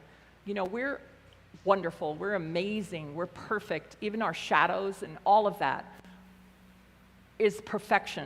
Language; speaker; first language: English; native; English